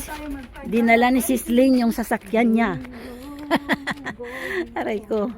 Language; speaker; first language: Filipino; native; Filipino